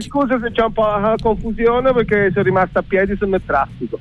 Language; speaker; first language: Italian; native; Italian